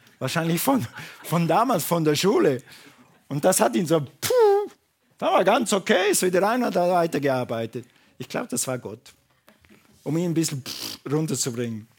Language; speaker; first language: German; non-native, fluent; English